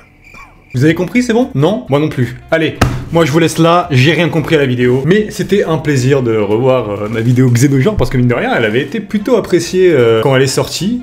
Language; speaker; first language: French; native; French